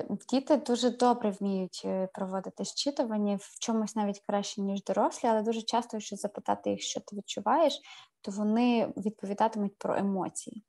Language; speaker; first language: Ukrainian; native; Ukrainian